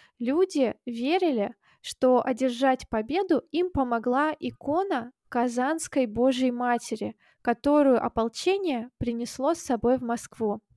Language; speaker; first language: Russian; native; Russian